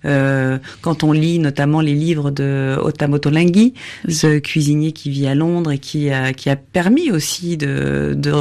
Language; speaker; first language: French; native; French